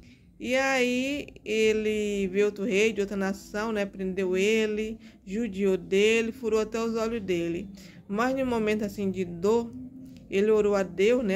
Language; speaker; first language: Portuguese; native; Portuguese